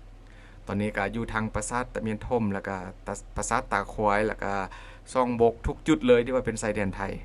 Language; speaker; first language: Thai; non-native, local second language; Northeastern Thai